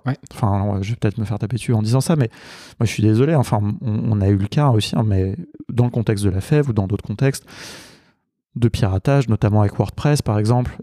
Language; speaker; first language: French; native; French